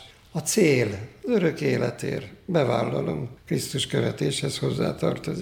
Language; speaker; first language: Hungarian; native; Hungarian